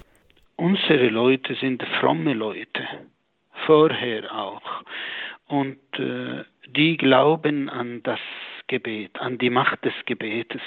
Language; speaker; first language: German; non-native, fluent; Arabic